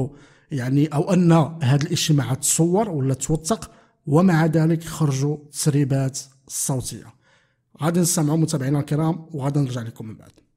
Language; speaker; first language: Arabic; native; Arabic